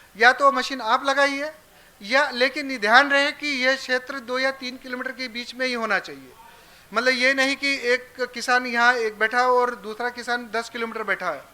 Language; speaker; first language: Hindi; non-native, local second language; Marathi